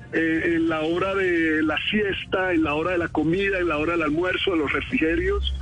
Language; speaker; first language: Spanish; native; Spanish